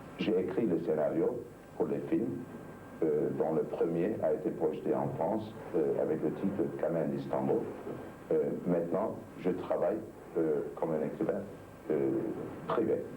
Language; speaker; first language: French; non-native, fluent; Turkish